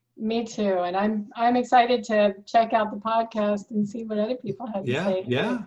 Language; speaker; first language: English; native; English